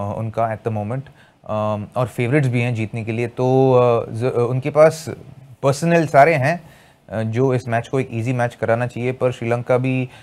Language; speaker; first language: Hindi; non-native, local second language; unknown